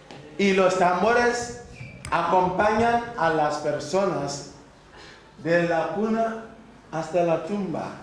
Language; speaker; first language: Spanish; non-native, fluent; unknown